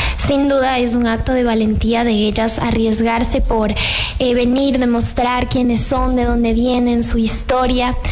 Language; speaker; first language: Spanish; native; Spanish